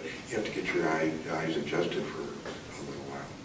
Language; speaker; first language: English; native; English